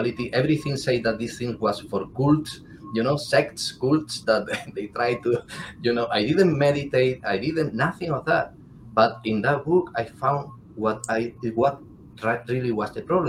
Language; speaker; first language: English; non-native, fluent; Spanish